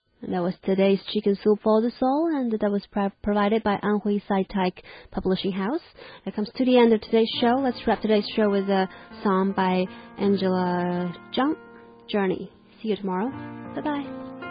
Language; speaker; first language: English; non-native, fluent; Chinese